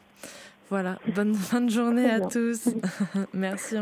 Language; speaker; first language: French; native; French